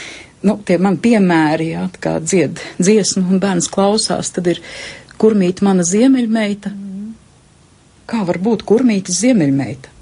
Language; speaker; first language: Latvian; native; Latvian